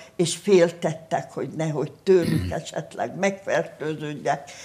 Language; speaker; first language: Hungarian; native; Hungarian